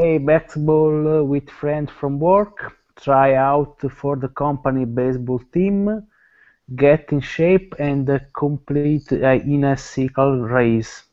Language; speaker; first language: English; non-native, learner; Italian